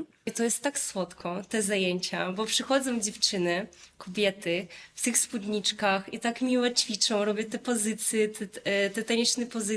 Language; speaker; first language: Polish; non-native, fluent; Russian